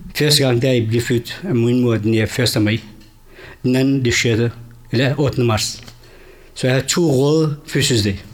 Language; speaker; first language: Danish; non-native, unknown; Kurdish